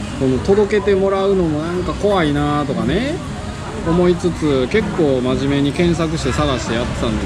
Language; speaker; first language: Japanese; native; Japanese